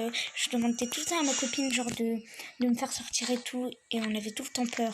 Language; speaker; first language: French; native; French